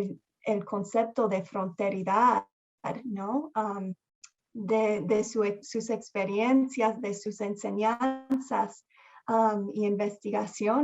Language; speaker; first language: Spanish; early bilingual, heritage; Spanish